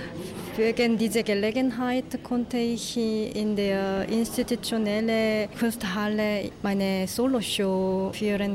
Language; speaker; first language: German; non-native, fluent; Korean